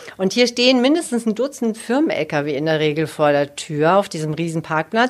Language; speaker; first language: German; native; German